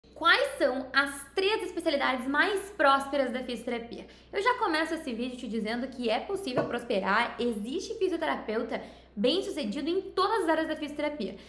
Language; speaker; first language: Portuguese; native; Portuguese